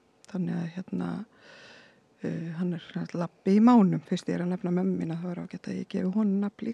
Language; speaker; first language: Icelandic; native; Icelandic